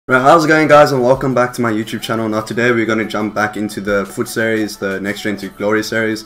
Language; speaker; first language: English; native; English